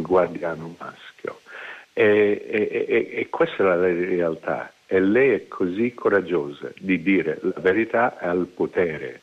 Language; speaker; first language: Italian; non-native, fluent; English